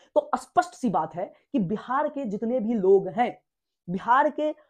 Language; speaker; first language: Hindi; native; Hindi